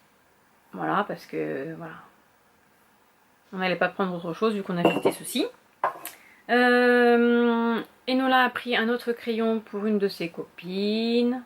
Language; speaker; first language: French; native; French